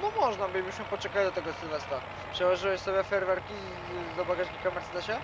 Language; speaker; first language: Polish; native; Polish